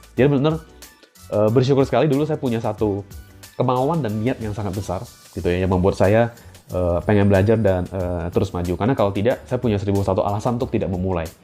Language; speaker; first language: Indonesian; native; Indonesian